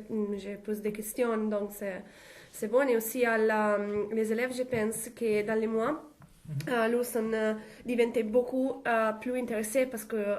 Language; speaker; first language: French; non-native, learner; Italian